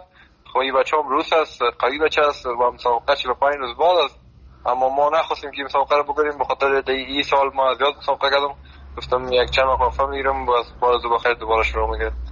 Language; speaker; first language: Persian; native; Persian